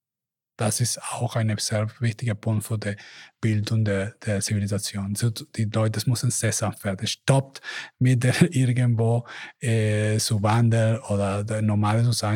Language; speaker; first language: German; non-native, learner; Spanish